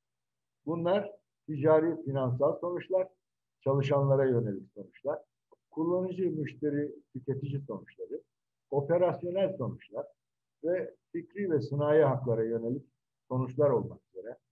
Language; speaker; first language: Turkish; native; Turkish